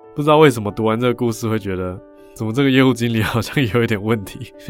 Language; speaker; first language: Chinese; native; Chinese